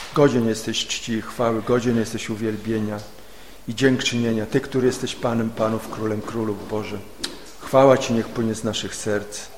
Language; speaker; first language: Polish; native; Polish